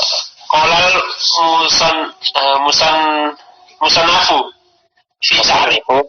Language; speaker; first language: Arabic; non-native, learner; Indonesian